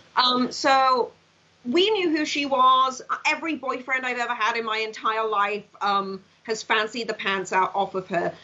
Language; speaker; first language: English; native; English